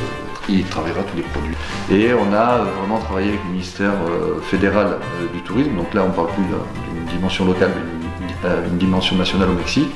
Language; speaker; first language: French; native; French